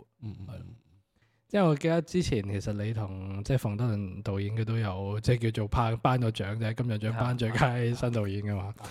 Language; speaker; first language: Cantonese; native; Cantonese